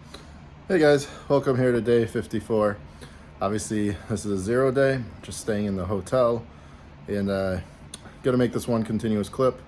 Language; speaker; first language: English; native; English